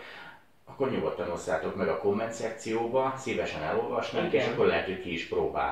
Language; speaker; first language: Hungarian; native; Hungarian